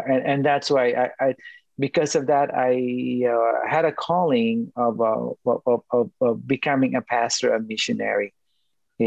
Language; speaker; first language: English; non-native, local second language; Filipino